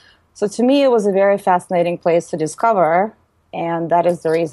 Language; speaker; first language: English; native; English